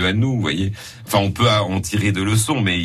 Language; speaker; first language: French; native; French